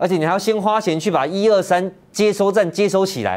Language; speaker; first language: Chinese; native; Chinese